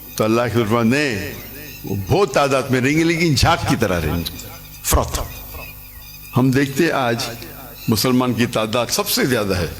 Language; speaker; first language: Urdu; non-native, local second language; Konkani